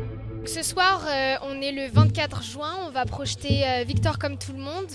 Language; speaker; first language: French; native; French